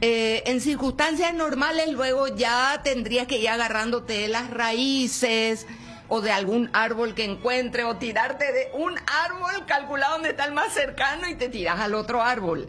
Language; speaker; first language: Spanish; native; Spanish